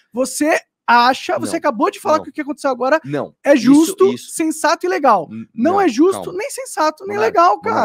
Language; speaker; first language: Portuguese; native; Portuguese